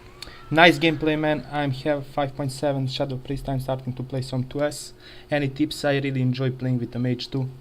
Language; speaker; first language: English; non-native, fluent; Serbian